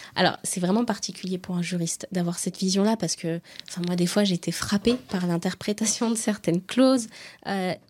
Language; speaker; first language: French; native; French